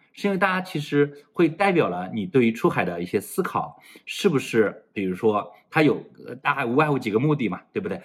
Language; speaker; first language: Chinese; native; Chinese